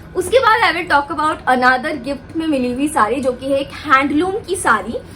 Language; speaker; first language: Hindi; non-native, local second language; Bangla